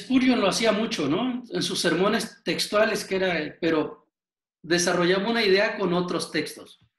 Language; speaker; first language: Spanish; native; Spanish